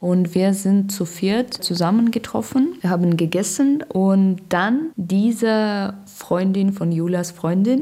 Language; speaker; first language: German; non-native, learner; Russian